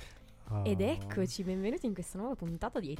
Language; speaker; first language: Italian; native; Italian